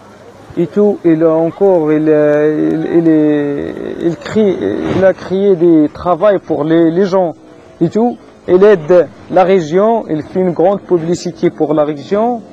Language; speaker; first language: French; non-native, learner; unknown